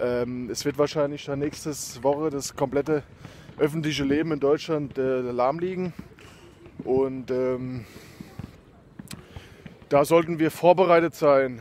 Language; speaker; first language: German; native; German